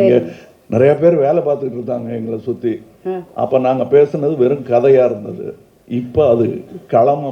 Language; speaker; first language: Tamil; native; Tamil